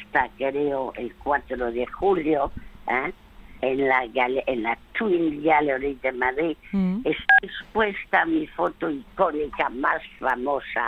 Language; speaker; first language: Spanish; early bilingual, other home language; French